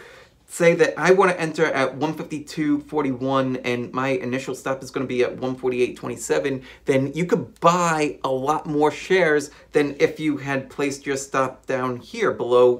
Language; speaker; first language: English; native; English